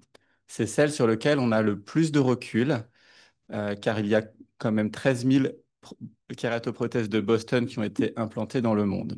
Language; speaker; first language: French; native; French